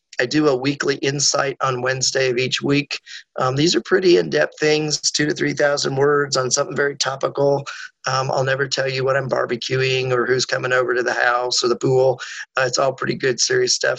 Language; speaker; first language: English; native; English